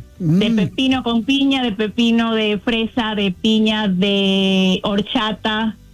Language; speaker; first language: Spanish; native; Spanish